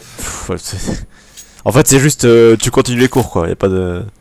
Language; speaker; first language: French; native; French